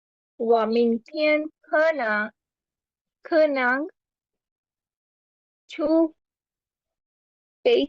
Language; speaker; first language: Chinese; non-native, learner; Urdu